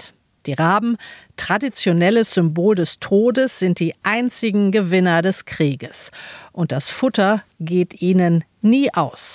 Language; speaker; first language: German; native; German